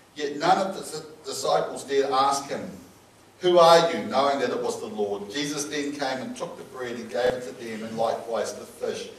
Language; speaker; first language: English; native; English